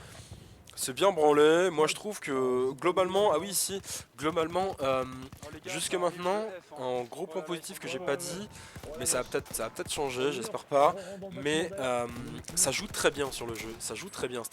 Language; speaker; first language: French; native; French